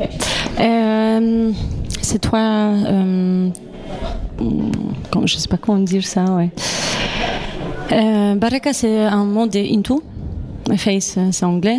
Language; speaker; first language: French; non-native, fluent; Polish